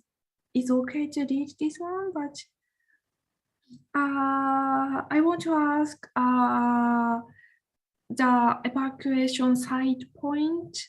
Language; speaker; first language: English; non-native, learner; Japanese